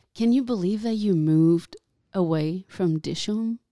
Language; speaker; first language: English; non-native, fluent; French